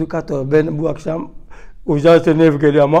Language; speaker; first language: Turkish; non-native, learner; French